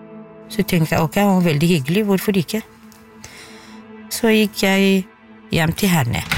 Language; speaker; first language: Norwegian; non-native, fluent; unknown